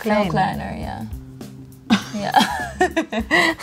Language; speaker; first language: Dutch; early bilingual, heritage; English